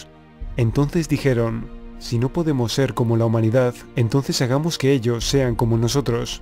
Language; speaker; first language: Spanish; native; Spanish